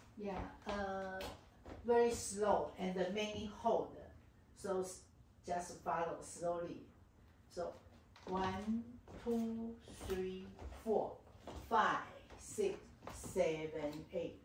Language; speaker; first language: English; non-native, learner; Chinese